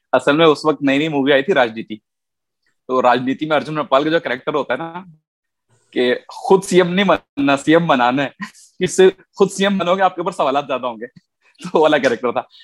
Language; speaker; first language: Urdu; native; Urdu